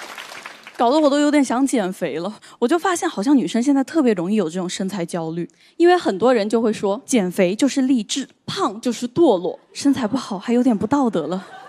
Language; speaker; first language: Chinese; native; Chinese